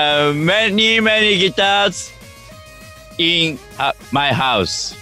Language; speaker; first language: English; non-native, learner; Japanese